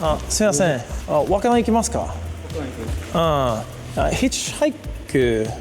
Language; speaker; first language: Japanese; non-native, learner; English